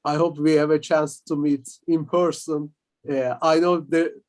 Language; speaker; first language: English; non-native, fluent; Turkish